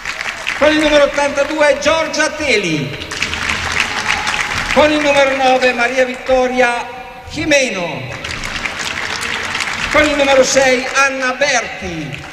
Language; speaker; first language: Italian; native; Italian